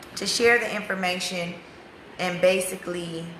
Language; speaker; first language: English; native; English